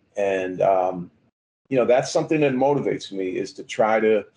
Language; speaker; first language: English; native; English